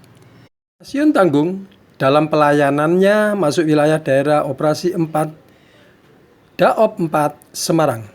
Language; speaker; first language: Indonesian; native; Indonesian